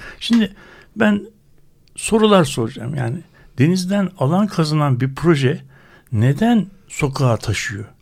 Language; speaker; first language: Turkish; native; Turkish